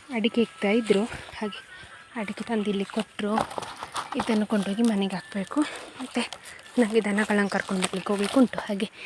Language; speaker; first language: Kannada; native; Kannada